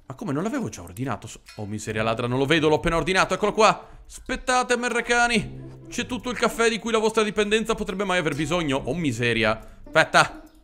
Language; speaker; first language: Italian; native; Italian